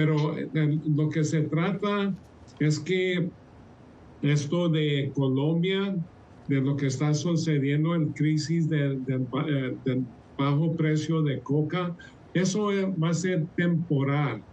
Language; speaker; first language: Spanish; early bilingual, heritage; Spanish